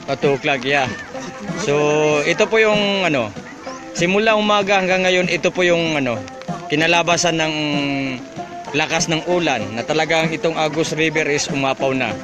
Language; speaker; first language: Filipino; non-native, local second language; Maranao